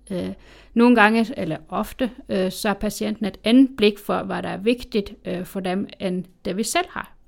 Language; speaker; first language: Danish; native; Danish